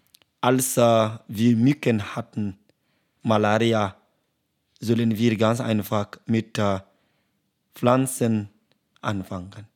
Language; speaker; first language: German; non-native, learner; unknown